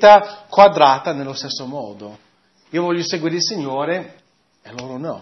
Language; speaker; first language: Italian; non-native, fluent; English